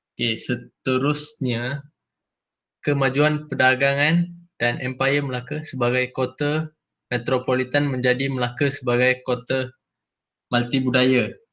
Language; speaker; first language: Malay; non-native, local second language; Telugu